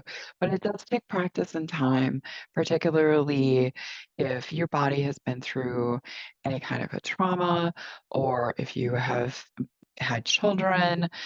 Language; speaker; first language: English; native; English